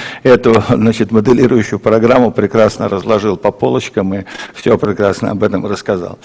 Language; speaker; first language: Russian; native; Russian